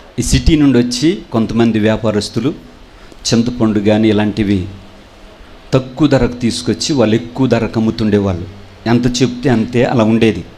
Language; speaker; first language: Telugu; non-native, local second language; Koya